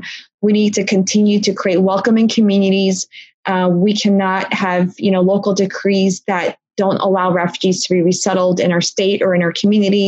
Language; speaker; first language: English; native; English